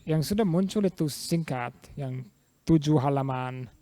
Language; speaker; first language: Indonesian; non-native, fluent; English